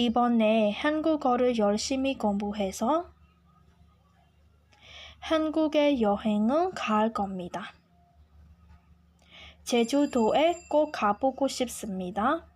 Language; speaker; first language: Korean; non-native, fluent; Burmese